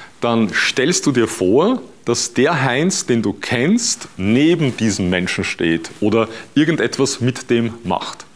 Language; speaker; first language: German; native; German